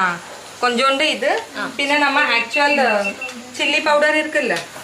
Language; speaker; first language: Malayalam; non-native, learner; Tamil